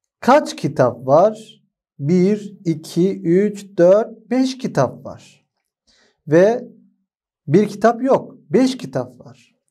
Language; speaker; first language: Turkish; non-native, fluent; Arabic